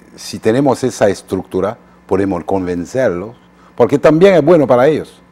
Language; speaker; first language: Spanish; non-native, fluent; Haitian Creole